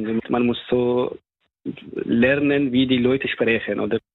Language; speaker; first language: German; non-native, fluent; Persian